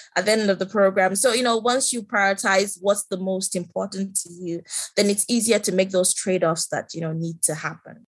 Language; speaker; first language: English; non-native, local second language; Yoruba